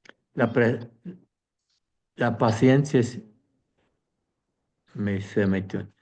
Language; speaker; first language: Spanish; non-native, fluent; Swiss German